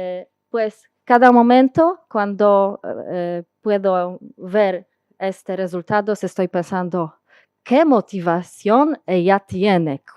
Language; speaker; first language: Spanish; non-native, learner; Polish